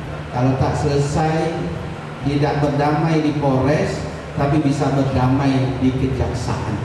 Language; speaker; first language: Indonesian; native; Indonesian